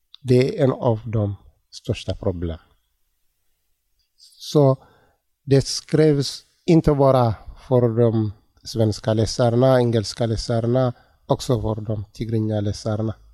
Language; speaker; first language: Swedish; non-native, learner; Tigrinya